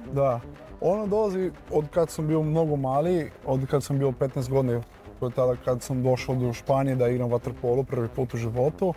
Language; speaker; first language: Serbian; non-native, learner; Portuguese